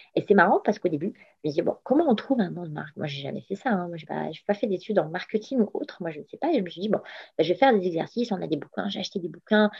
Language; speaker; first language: French; non-native, local second language; Arabic